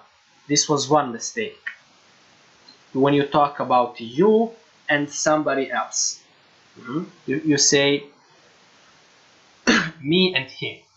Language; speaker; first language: English; non-native, fluent; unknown